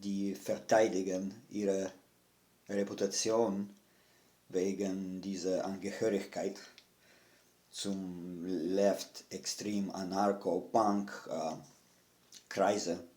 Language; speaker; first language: German; non-native, fluent; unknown